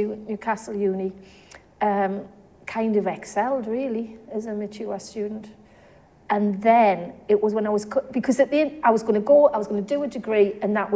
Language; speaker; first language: English; native; English